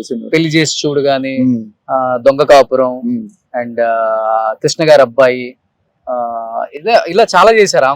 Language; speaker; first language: Telugu; native; Telugu